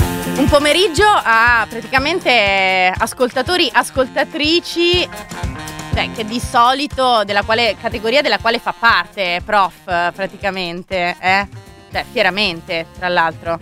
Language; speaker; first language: Italian; native; Italian